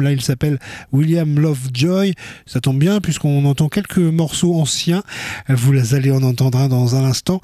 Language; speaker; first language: French; native; French